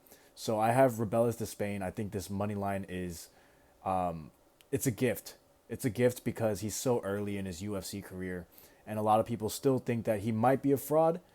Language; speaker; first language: English; native; English